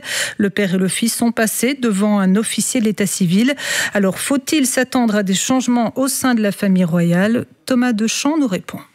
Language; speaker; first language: French; native; French